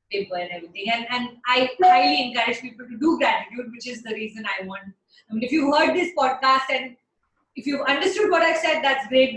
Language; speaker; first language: English; non-native, local second language; Hindi